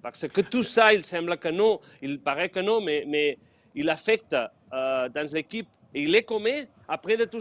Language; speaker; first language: French; non-native, fluent; Spanish